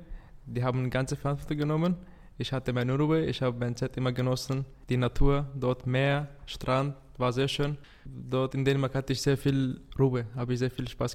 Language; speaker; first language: German; non-native, fluent; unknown